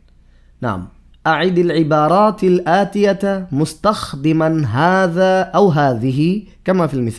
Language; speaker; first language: Arabic; non-native, fluent; Bangla